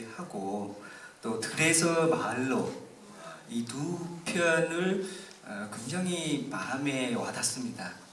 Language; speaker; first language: Korean; non-native, fluent; Vietnamese